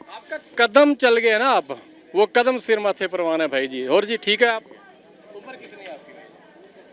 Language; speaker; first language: Hindi; non-native, local second language; Punjabi